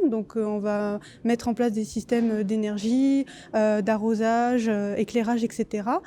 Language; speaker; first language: French; native; French